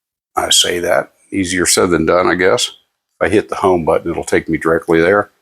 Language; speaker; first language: English; native; English